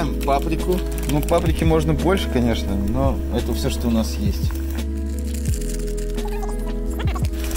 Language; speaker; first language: Russian; native; Russian